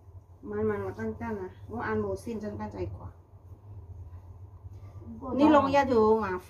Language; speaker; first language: Chinese; non-native, learner; Indonesian